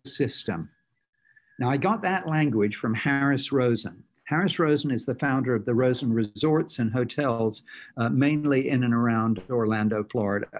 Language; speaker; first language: English; native; English